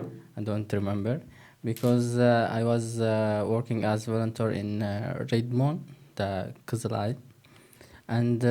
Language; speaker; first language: English; non-native, learner; Turkish